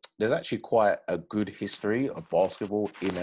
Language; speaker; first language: English; native; English